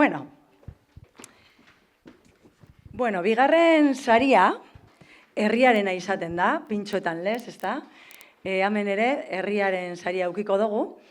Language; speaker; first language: Basque; native; Basque